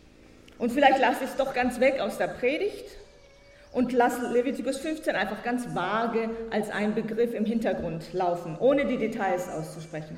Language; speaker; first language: German; native; German